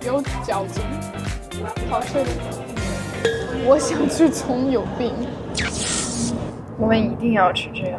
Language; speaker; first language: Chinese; non-native, learner; English